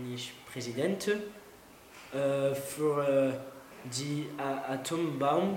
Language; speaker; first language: German; non-native, learner; French